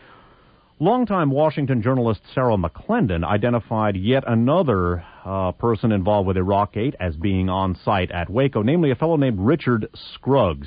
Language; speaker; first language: English; native; English